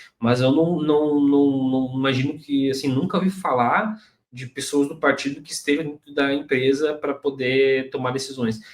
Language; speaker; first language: Portuguese; native; Portuguese